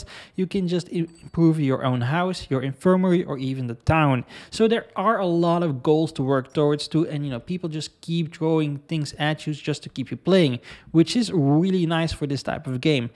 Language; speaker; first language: English; non-native, fluent; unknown